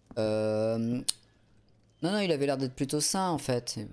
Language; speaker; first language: French; native; French